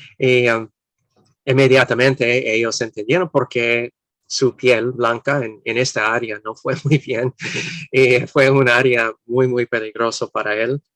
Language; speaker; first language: Spanish; non-native, fluent; English